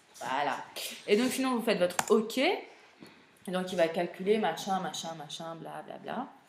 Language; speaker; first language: French; native; French